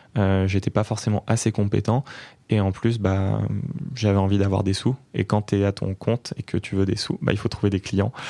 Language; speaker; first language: French; native; French